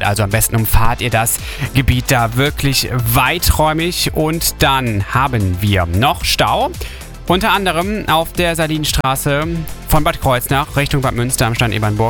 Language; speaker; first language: German; native; German